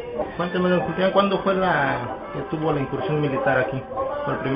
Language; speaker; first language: Spanish; native; Spanish